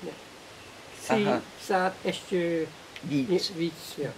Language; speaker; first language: Czech; non-native, learner; English